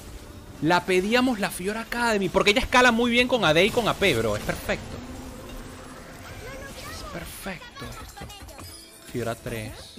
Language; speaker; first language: Spanish; native; Spanish